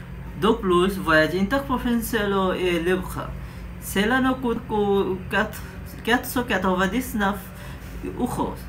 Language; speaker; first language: French; non-native, learner; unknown